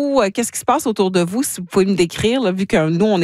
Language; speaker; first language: French; native; French